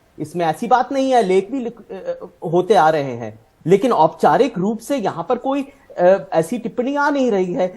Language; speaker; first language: Hindi; native; Hindi